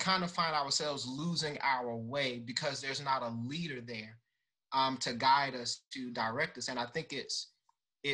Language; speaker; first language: English; native; English